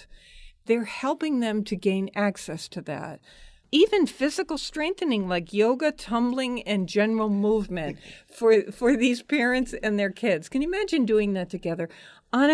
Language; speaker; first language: English; native; English